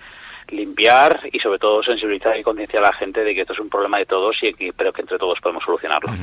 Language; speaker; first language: Spanish; native; Spanish